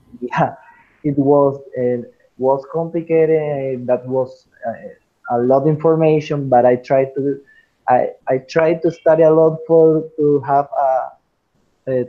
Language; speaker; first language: English; non-native, fluent; Spanish